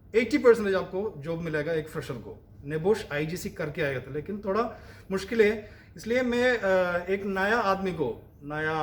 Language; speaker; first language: Hindi; non-native, local second language; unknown